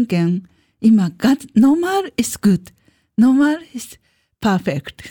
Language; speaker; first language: German; non-native, learner; Japanese